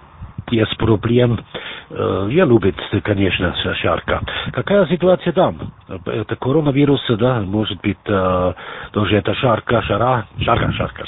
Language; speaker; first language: Russian; non-native, learner; German